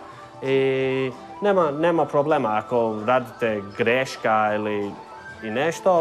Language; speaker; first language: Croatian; non-native, learner; English